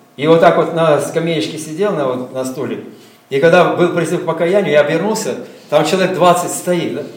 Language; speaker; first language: Russian; native; Russian